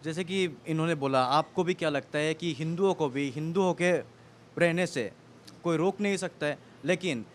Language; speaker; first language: Hindi; non-native, local second language; Assamese